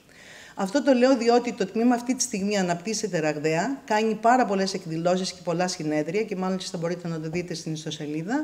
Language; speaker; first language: Greek; native; Greek